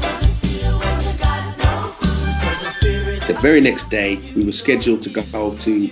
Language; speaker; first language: English; native; English